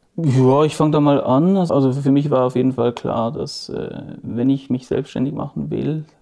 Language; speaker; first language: German; native; German